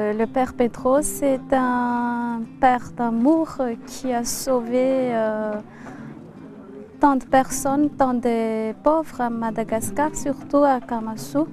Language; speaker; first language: French; non-native, local second language; Malagasy